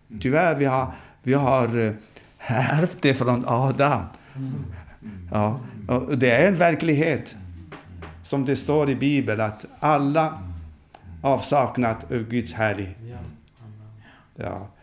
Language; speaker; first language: Swedish; non-native, fluent; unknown